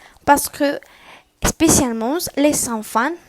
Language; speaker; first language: French; non-native, learner; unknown